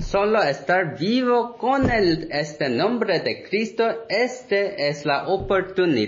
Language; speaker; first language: Spanish; non-native, learner; Korean